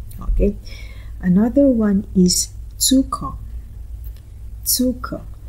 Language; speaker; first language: English; non-native, local second language; Filipino